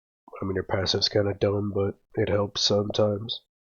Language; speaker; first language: English; native; English